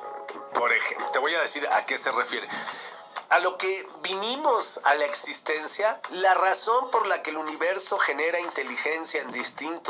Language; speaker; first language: Spanish; native; Spanish